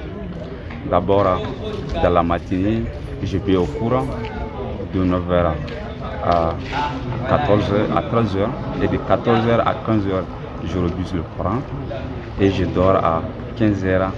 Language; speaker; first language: French; non-native, local second language; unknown